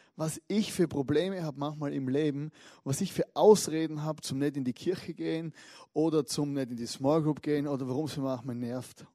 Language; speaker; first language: German; native; German